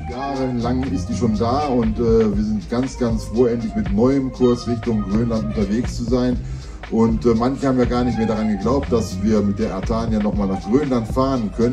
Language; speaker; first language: German; native; German